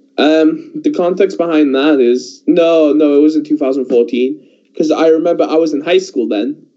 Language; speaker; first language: English; early bilingual, other home language; Persian